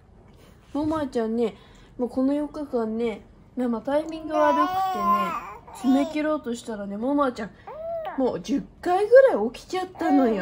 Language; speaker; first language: Japanese; native; Japanese